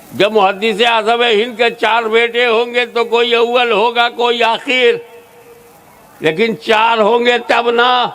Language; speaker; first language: Hindi; native; Hindi